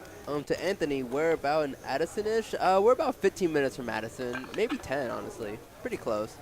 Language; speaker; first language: English; native; English